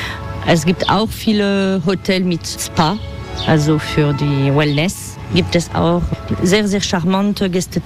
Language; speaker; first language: German; non-native, fluent; French